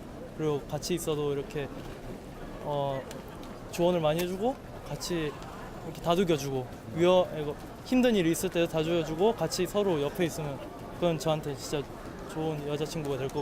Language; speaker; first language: Korean; early bilingual, heritage; Korean